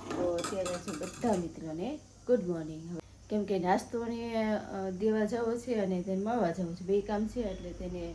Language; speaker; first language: Gujarati; native; Gujarati